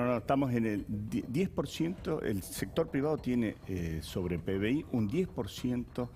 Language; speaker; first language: Spanish; native; Spanish